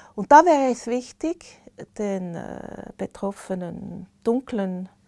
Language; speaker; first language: German; native; German